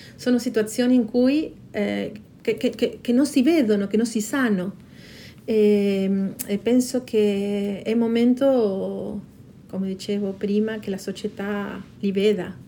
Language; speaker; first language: Italian; non-native, fluent; Spanish